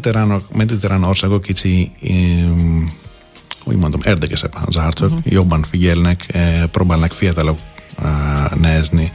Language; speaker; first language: Hungarian; non-native, fluent; Greek